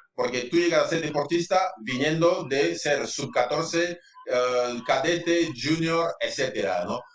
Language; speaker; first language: Spanish; non-native, fluent; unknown